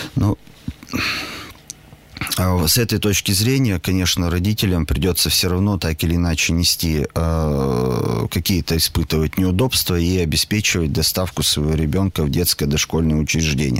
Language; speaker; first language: Russian; native; Russian